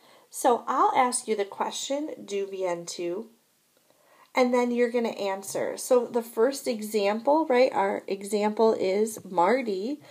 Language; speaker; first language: English; native; English